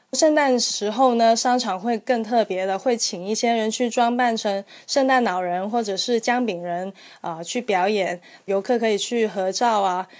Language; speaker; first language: Chinese; non-native, local second language; Cantonese